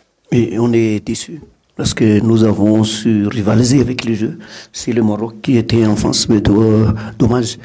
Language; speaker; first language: French; non-native, local second language; Malagasy